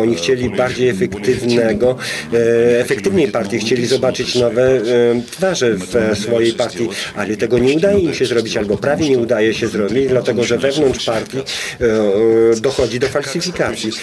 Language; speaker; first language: Polish; non-native, fluent; Russian